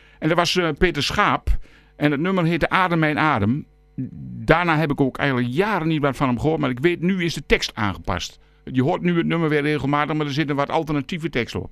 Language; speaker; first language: Dutch; native; Dutch